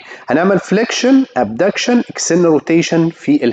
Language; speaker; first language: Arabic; native; Arabic